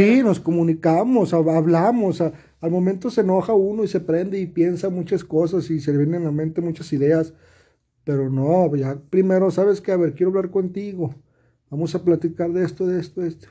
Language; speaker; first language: Spanish; native; Spanish